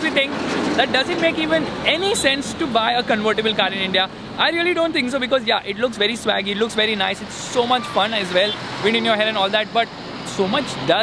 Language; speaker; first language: English; non-native, local second language; Hindi